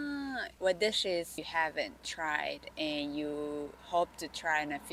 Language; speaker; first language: English; non-native, fluent; Japanese